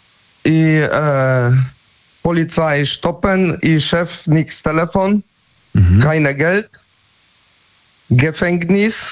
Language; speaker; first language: German; non-native, learner; Polish